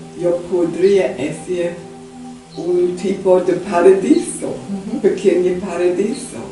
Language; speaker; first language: Spanish; non-native, learner; English